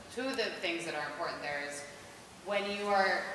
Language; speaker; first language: English; native; English